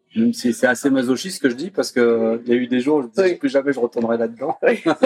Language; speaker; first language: French; native; French